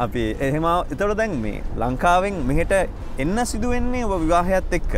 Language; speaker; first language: Sinhala; native; Sinhala